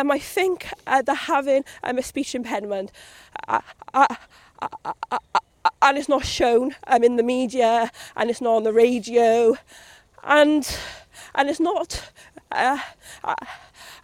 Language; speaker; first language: English; native; English